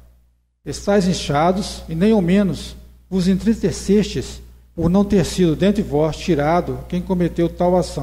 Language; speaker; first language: Portuguese; native; Portuguese